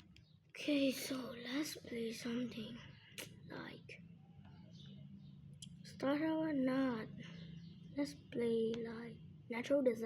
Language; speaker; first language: English; non-native, learner; Burmese